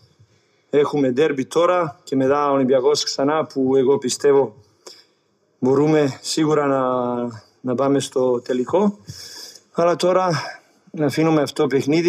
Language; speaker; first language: Greek; non-native, learner; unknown